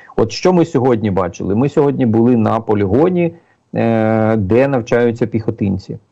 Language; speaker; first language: Ukrainian; native; Ukrainian